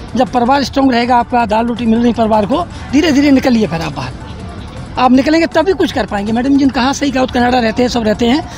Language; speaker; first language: Hindi; native; Hindi